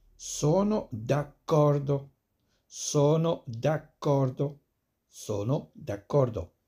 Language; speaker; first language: Italian; non-native, fluent; Arabic